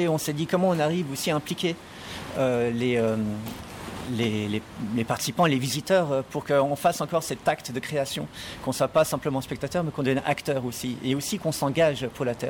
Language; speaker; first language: French; native; French